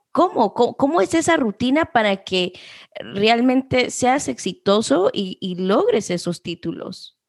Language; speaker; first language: Spanish; early bilingual, heritage; Spanish